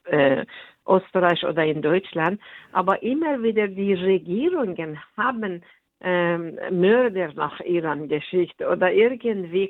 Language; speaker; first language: German; non-native, fluent; Persian